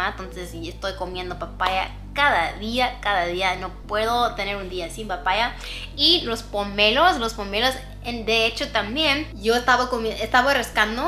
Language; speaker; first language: Spanish; non-native, fluent; English